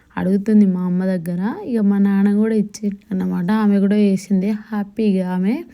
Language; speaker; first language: Telugu; non-native, local second language; Lambadi